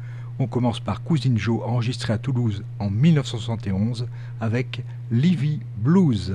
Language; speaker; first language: French; native; French